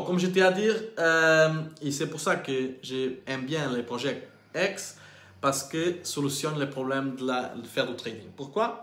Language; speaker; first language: French; non-native, learner; Portuguese